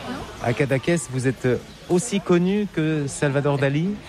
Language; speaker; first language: French; native; French